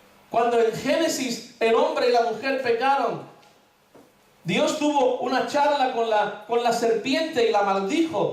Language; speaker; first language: Spanish; native; Spanish